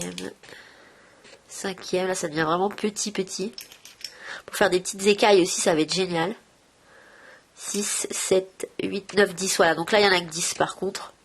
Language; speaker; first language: French; native; French